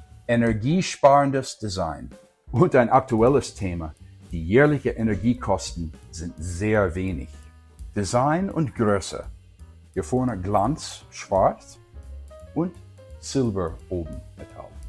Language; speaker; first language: German; native; German